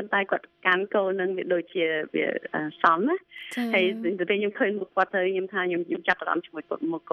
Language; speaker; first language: Khmer; early bilingual, heritage; Khmer